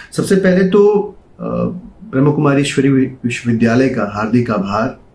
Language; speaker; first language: Hindi; native; Hindi